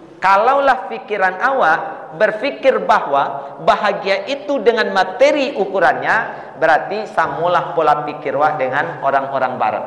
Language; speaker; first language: Malay; non-native, local second language; Minangkabau